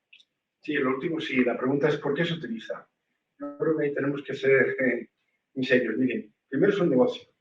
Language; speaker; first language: Spanish; native; Spanish